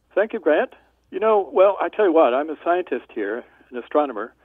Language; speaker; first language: English; native; English